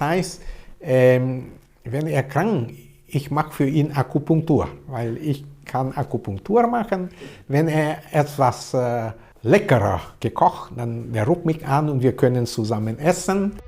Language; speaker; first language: German; non-native, learner; Vietnamese